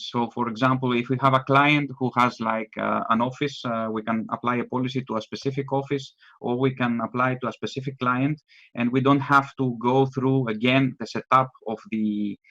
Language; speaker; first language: English; non-native, fluent; Greek